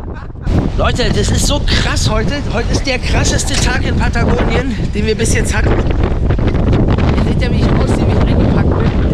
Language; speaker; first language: German; native; German